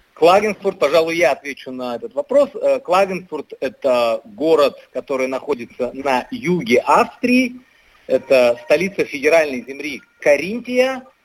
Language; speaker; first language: Russian; native; Russian